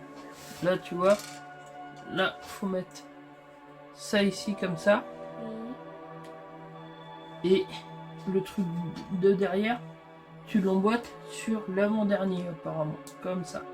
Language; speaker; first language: French; native; French